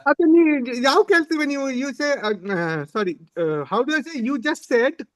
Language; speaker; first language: Kannada; non-native, learner; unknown